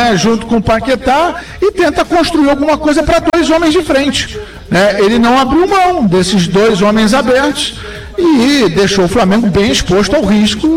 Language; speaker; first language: Portuguese; native; Portuguese